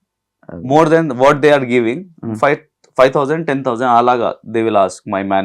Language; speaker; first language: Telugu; non-native, local second language; Urdu